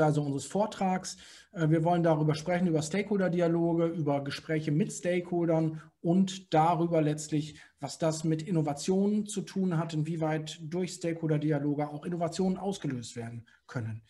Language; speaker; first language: German; native; German